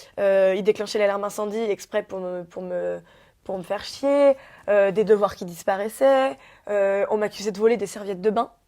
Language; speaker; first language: French; early bilingual, other home language; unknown